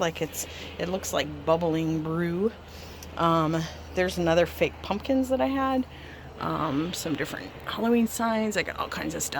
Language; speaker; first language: English; native; English